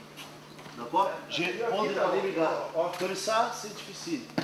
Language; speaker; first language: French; non-native, learner; Portuguese